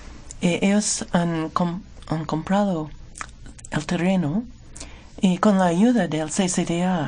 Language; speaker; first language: Spanish; non-native, fluent; English